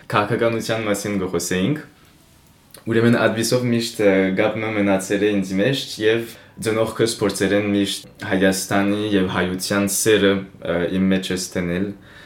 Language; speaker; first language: Armenian; early bilingual, heritage; Armenian